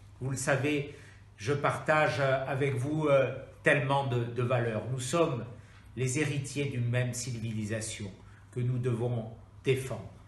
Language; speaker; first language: French; native; French